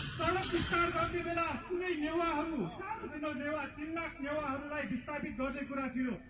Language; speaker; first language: Nepali; non-native, local second language; Newari